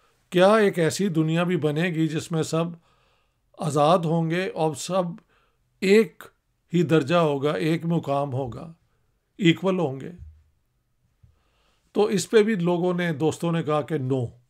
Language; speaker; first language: Urdu; non-native, local second language; Punjabi